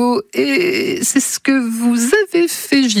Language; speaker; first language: French; native; French